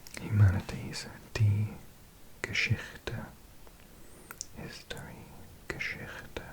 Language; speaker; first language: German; non-native, learner; English